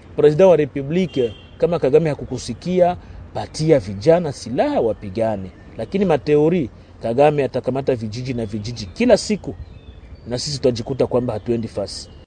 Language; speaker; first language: Swahili; native; Swahili